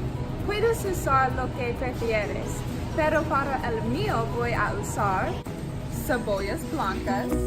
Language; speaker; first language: Spanish; non-native, learner; English